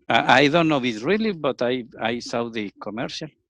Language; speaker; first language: English; non-native, learner; Spanish